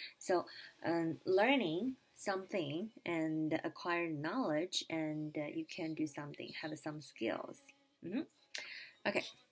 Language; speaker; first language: English; non-native, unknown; Chinese